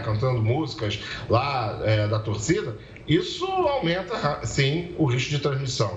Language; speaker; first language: Portuguese; native; Portuguese